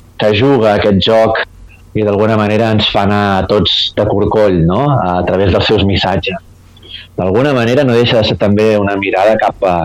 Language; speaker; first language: Catalan; native; Catalan